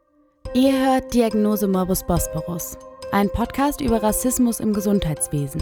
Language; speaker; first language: German; native; German